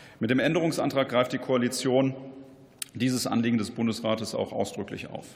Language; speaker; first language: German; native; German